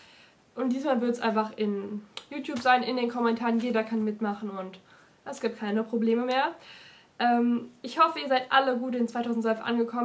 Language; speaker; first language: German; native; German